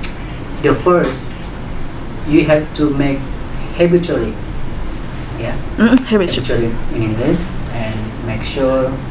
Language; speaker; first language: English; non-native, learner; Indonesian